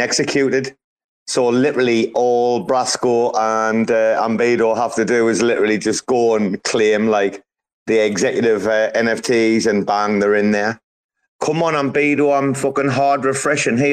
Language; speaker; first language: English; native; English